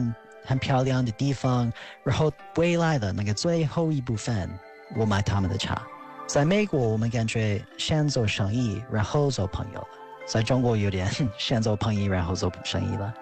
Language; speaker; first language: Chinese; non-native, fluent; English